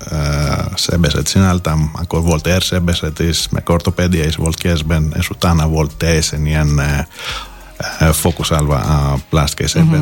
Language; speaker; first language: Hungarian; non-native, fluent; Greek